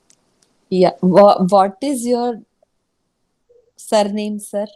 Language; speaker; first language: English; non-native, learner; Hindi